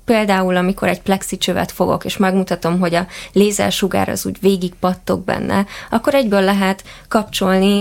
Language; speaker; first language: Hungarian; native; Hungarian